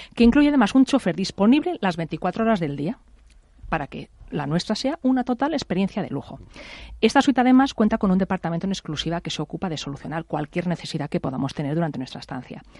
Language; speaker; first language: Spanish; native; Spanish